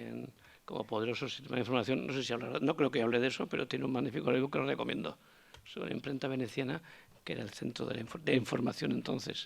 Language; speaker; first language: Spanish; native; Spanish